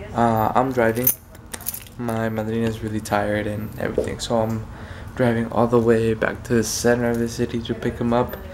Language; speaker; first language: English; early bilingual, other home language; Spanish